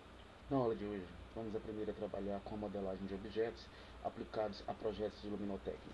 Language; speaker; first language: Portuguese; native; Portuguese